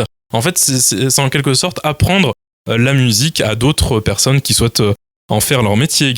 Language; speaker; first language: French; native; French